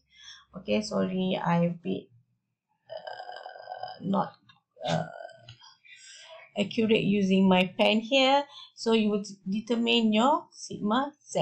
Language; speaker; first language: English; non-native, local second language; Malay